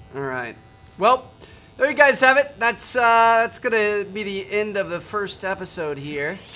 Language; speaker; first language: English; native; English